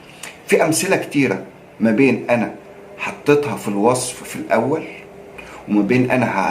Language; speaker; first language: Arabic; native; Arabic